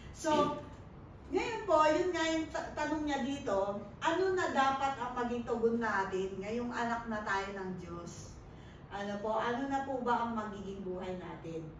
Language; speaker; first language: Filipino; non-native, local second language; Pampanga